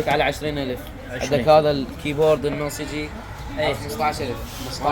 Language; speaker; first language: Arabic; native; Arabic